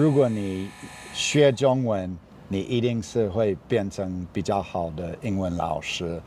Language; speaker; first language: Chinese; non-native, fluent; English